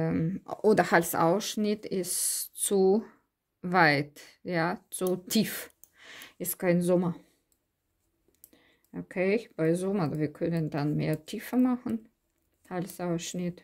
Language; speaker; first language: German; non-native, learner; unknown